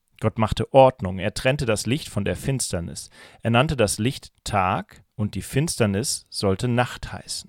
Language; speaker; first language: German; native; German